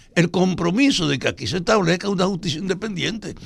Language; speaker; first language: Spanish; native; Spanish